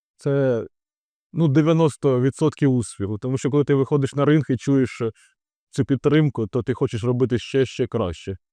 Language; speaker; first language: Ukrainian; non-native, local second language; Russian